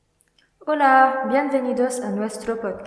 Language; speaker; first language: Spanish; non-native, learner; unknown